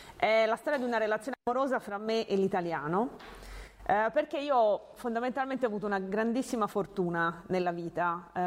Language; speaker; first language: Italian; early bilingual, other home language; Hungarian